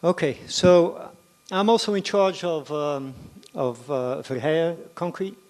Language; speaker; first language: English; non-native, fluent; Dutch